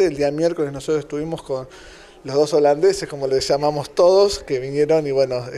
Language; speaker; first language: Spanish; native; Spanish